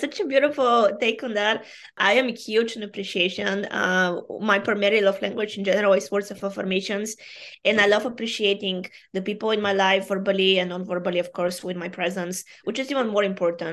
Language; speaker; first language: English; non-native, fluent; Bulgarian